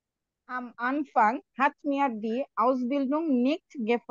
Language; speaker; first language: German; non-native, learner; Bangla